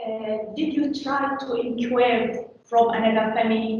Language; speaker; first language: English; non-native, learner; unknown